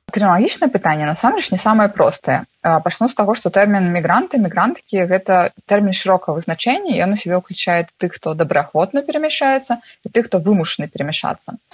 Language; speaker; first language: Belarusian; non-native, local second language; Russian